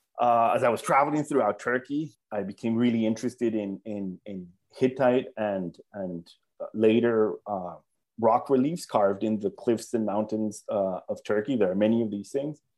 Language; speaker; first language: English; non-native, fluent; Spanish